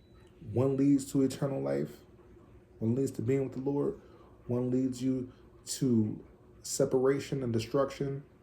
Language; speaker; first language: English; native; English